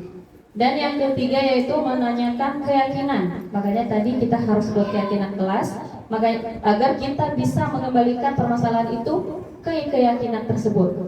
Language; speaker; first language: Indonesian; native; Indonesian